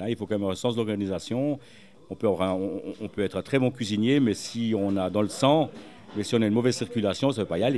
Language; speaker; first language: French; native; French